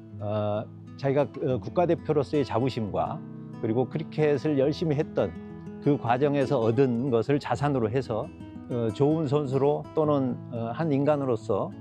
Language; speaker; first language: Korean; native; Korean